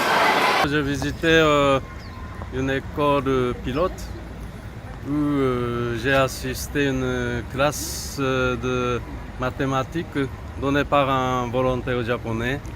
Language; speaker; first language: French; non-native, fluent; Japanese